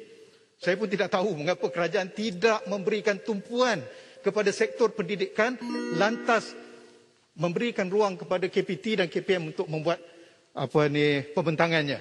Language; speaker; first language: Malay; native; Malay